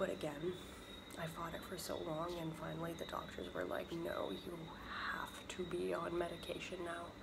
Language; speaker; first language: English; native; English